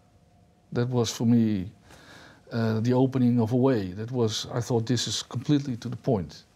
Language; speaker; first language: English; non-native, fluent; Dutch